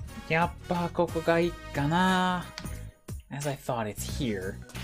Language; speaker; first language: English; native; English